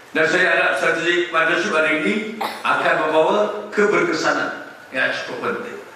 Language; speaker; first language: Malay; non-native, local second language; Tamil